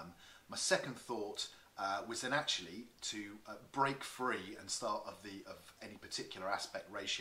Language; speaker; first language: English; native; English